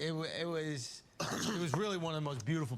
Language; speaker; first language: English; native; English